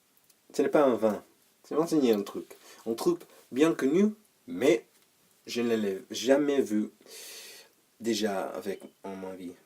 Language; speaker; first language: French; non-native, learner; English